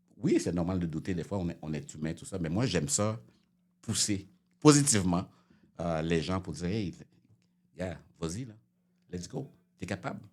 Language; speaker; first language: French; early bilingual, other home language; Haitian Creole